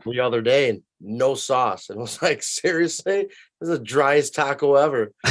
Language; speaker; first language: English; native; English